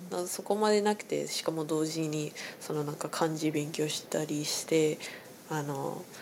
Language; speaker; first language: Japanese; non-native, fluent; English